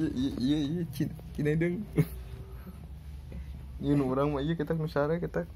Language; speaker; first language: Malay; non-native, local second language; Sundanese